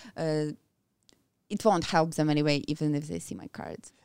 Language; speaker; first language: English; non-native, fluent; Ukrainian